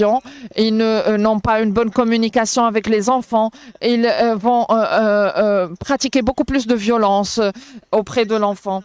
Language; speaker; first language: French; non-native, local second language; Arabic